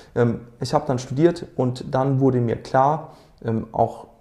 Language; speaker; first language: German; native; German